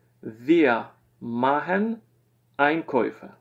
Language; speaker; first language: German; non-native, fluent; Polish